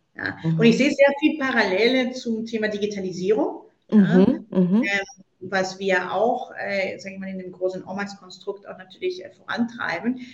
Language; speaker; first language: German; non-native, fluent; Spanish